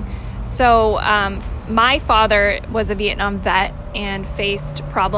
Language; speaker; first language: English; native; English